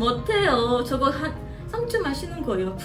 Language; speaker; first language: Korean; non-native, fluent; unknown